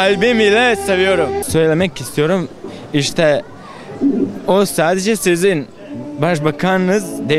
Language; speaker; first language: Turkish; non-native, learner; Bosnian